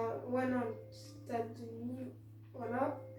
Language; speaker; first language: French; native; French